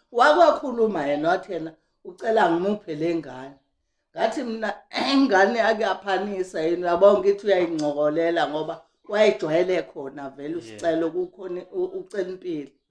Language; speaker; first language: Zulu; native; Zulu